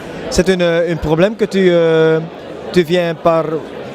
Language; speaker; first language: French; non-native, learner; Dutch